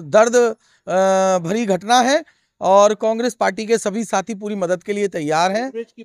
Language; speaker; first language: Hindi; native; Hindi